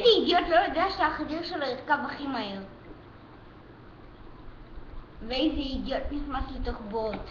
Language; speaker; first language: Hebrew; early bilingual, other home language; Russian